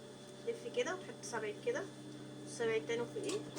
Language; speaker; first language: Arabic; native; Arabic